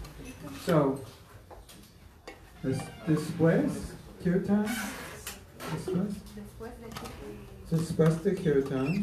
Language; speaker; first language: Spanish; non-native, learner; English